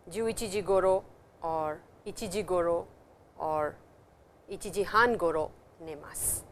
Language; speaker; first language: Japanese; non-native, fluent; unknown